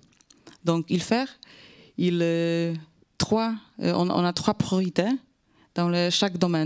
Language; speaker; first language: French; non-native, fluent; Polish